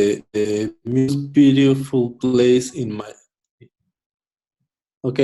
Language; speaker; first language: English; non-native, learner; Spanish